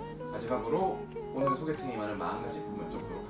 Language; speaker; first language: Korean; native; Korean